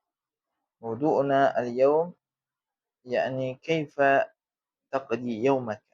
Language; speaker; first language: Arabic; non-native, fluent; Indonesian